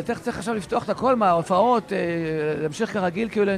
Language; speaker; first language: Hebrew; native; Hebrew